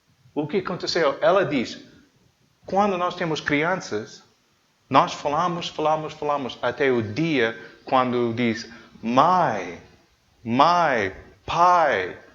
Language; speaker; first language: Portuguese; non-native, learner; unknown